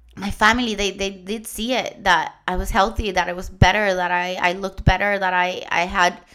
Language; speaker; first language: English; non-native, fluent; Spanish